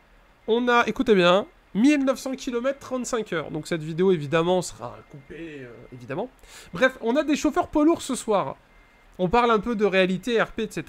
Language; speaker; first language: French; native; French